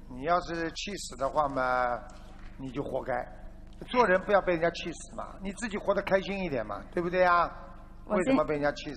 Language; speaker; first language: Chinese; native; Chinese